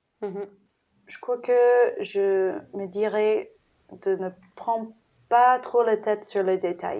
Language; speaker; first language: French; non-native, fluent; English